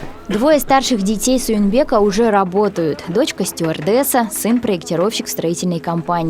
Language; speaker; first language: Russian; native; Russian